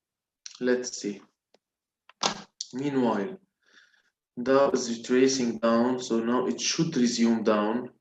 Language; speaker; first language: English; non-native, local second language; Arabic